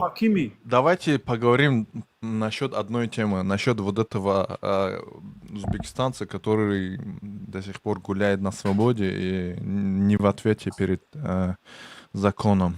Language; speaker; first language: Russian; non-native, local second language; Tajik